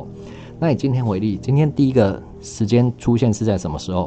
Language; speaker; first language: Chinese; native; Chinese